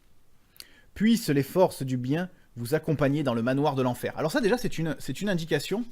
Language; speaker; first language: French; native; French